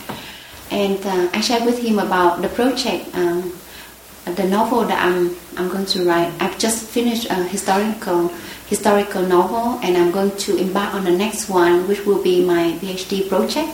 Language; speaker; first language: English; non-native, fluent; Vietnamese